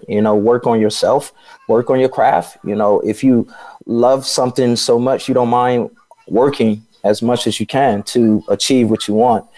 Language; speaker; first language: English; native; English